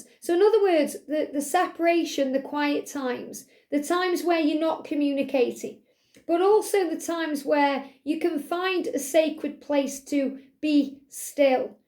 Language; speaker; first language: English; native; English